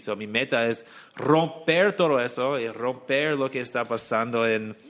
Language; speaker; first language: Spanish; non-native, fluent; English